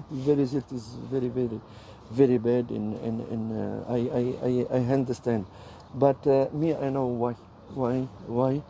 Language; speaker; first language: English; non-native, learner; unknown